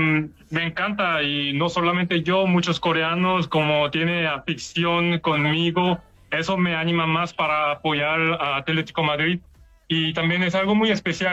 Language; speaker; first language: Spanish; non-native, learner; Korean